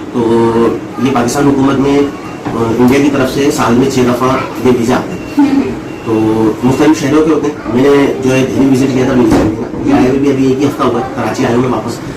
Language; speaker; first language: Urdu; native; Urdu